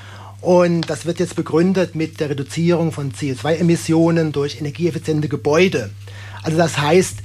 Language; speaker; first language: German; native; German